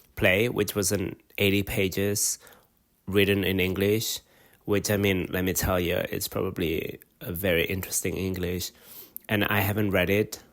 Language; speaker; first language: English; non-native, fluent; Catalan